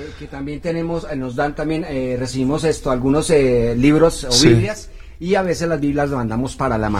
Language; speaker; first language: Spanish; native; Spanish